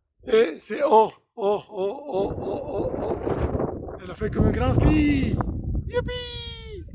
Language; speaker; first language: French; non-native, fluent; Bulgarian